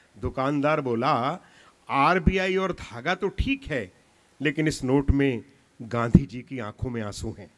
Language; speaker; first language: Hindi; non-native, local second language; Punjabi